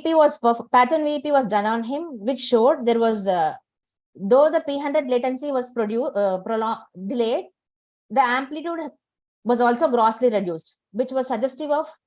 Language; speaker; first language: English; non-native, local second language; Tamil